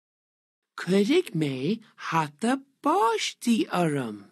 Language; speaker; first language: Irish; non-native, learner; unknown